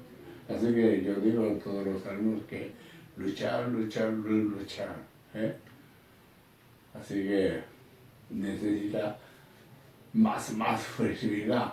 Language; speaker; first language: Spanish; non-native, learner; Japanese